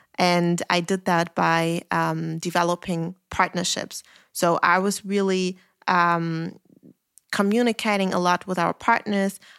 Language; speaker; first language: English; non-native, fluent; German